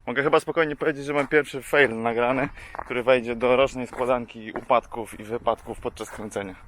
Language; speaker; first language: Polish; native; Polish